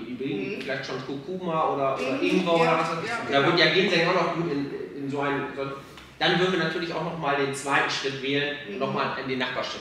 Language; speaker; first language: German; native; German